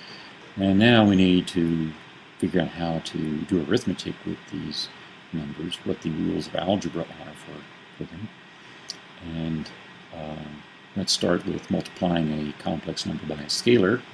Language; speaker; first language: English; native; English